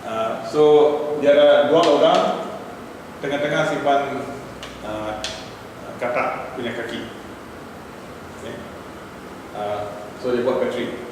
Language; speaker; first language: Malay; non-native, local second language; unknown